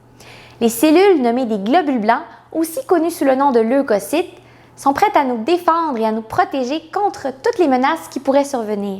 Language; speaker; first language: French; native; French